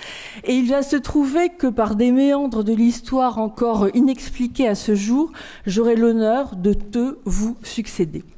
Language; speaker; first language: French; native; French